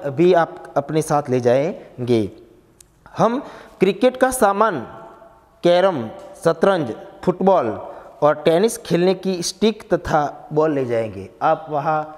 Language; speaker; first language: Hindi; non-native, local second language; Gujarati